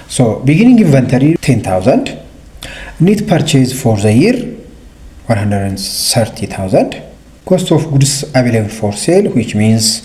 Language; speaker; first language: English; non-native, local second language; Amharic